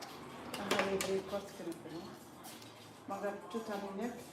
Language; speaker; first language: Dutch; non-native, fluent; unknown